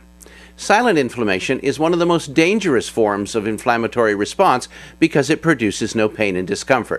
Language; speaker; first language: English; native; English